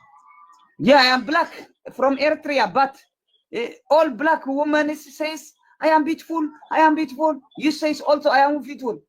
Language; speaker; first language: English; non-native, learner; Tigrinya